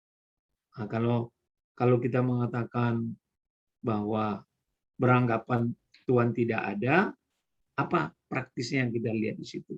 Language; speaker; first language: Indonesian; native; Indonesian